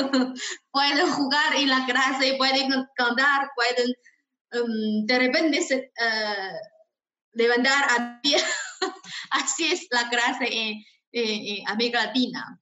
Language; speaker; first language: Spanish; non-native, fluent; Chinese